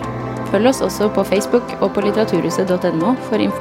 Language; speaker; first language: Norwegian; native; Norwegian